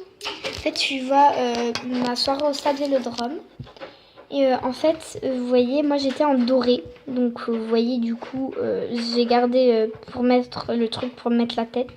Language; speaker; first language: French; native; French